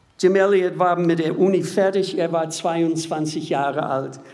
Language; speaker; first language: German; non-native, fluent; English